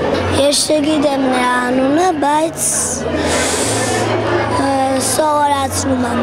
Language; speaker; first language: Armenian; non-native, local second language; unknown